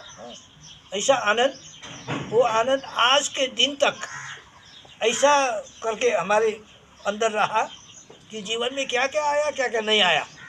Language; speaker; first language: Hindi; non-native, local second language; Nepali